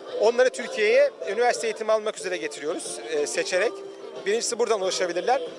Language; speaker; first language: Turkish; native; Turkish